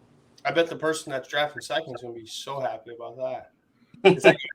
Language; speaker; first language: English; native; English